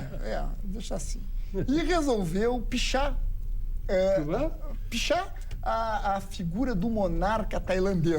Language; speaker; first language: Portuguese; native; Portuguese